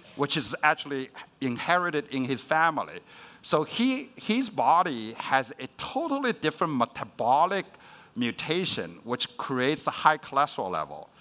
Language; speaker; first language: English; non-native, fluent; Chinese